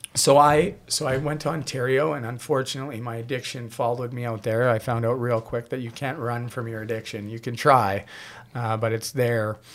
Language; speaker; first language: English; native; English